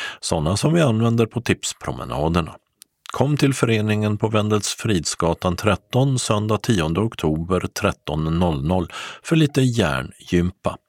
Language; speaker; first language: Swedish; native; Swedish